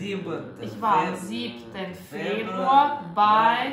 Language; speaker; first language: German; non-native, learner; Russian